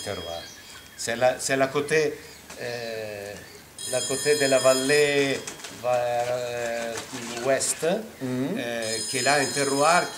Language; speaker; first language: French; non-native, fluent; Italian